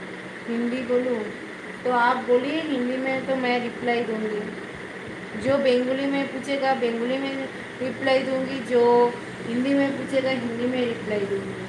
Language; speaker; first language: Hindi; non-native, local second language; Bangla